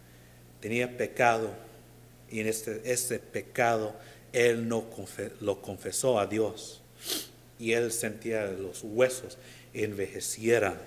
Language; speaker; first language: Spanish; non-native, learner; English